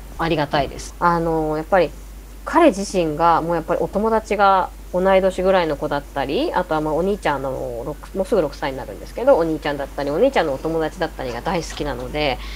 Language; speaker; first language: Japanese; native; Japanese